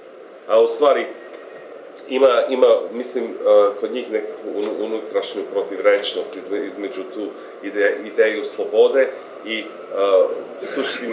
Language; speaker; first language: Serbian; non-native, fluent; English